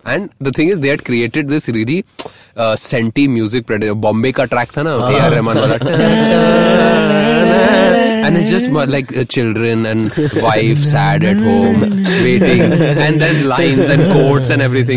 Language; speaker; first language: English; non-native, local second language; Hindi